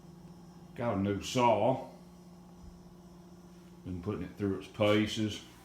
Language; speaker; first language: English; native; English